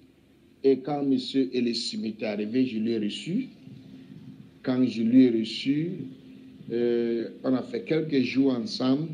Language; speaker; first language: French; non-native, local second language; English